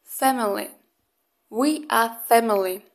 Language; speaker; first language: English; non-native, fluent; Russian